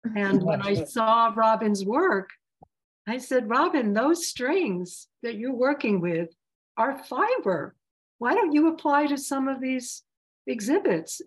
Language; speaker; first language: English; early bilingual, other home language; Yiddish